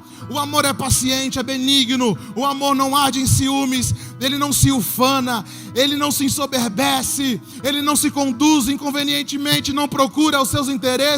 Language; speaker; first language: Portuguese; native; Portuguese